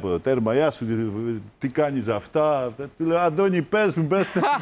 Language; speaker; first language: Greek; non-native, fluent; Polish